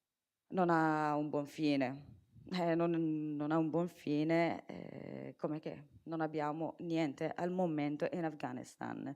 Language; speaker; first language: Italian; non-native, fluent; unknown